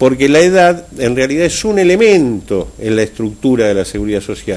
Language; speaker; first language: Spanish; native; Spanish